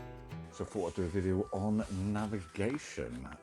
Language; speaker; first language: English; native; English